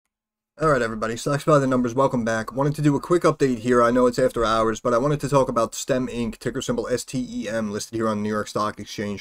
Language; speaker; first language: English; native; English